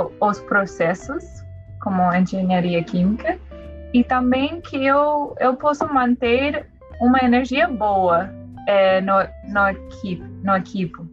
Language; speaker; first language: Portuguese; non-native, learner; English